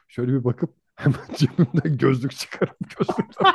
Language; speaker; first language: Turkish; native; Turkish